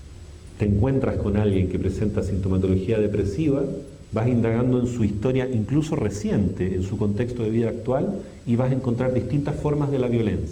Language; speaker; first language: Spanish; native; Spanish